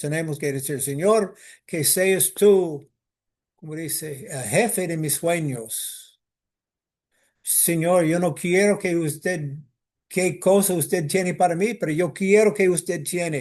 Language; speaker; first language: Spanish; non-native, fluent; English